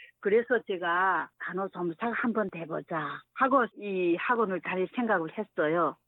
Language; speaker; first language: Korean; native; Korean